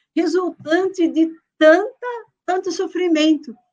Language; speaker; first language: Portuguese; early bilingual, other home language; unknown